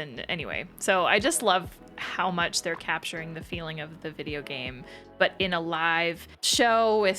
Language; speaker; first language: English; native; English